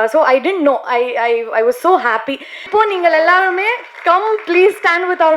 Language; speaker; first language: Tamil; non-native, learner; Kannada